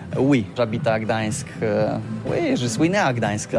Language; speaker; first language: French; non-native, learner; Polish